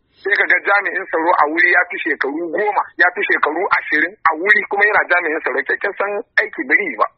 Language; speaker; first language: Hausa; native; Hausa